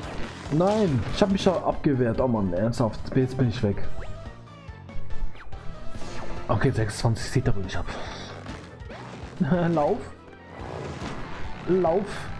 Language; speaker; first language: German; native; German